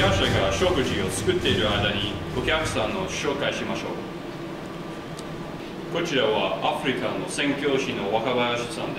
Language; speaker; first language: Japanese; non-native, learner; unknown